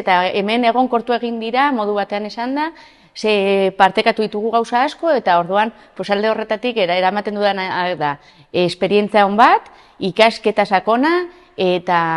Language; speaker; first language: Basque; non-native, local second language; Spanish